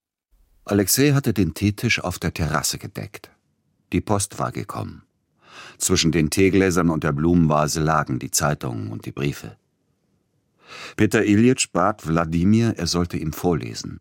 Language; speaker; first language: German; native; German